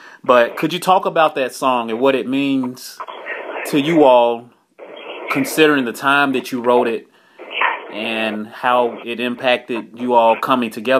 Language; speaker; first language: English; native; English